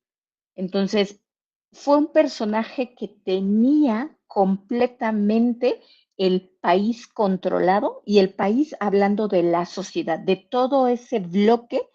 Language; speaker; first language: Spanish; native; Spanish